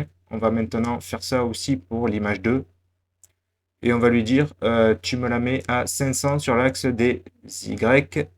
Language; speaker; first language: French; native; French